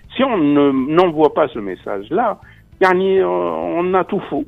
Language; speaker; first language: French; non-native, local second language; Arabic